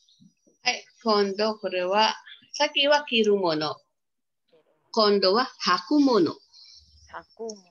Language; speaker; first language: Japanese; non-native, fluent; Filipino